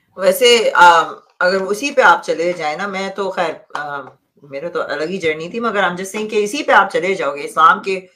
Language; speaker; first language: Hindi; native; Hindi